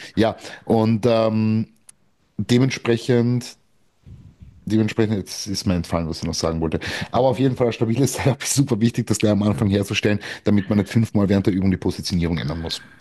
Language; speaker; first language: German; native; German